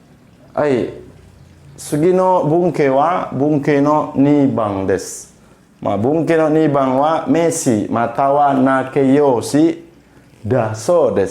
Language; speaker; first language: Japanese; non-native, fluent; Indonesian